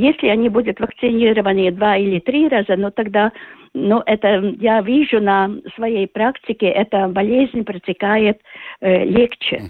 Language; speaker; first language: Russian; non-native, local second language; Latvian